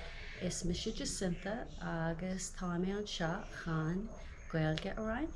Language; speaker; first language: Irish; non-native, local second language; English